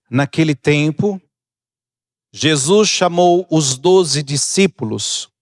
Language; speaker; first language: Portuguese; native; Portuguese